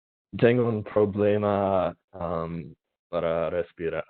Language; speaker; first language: Spanish; non-native, learner; English